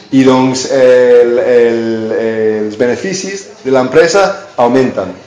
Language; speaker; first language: Catalan; non-native, fluent; English